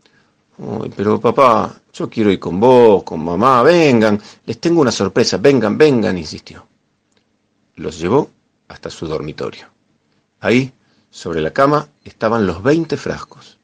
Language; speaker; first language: Spanish; native; Spanish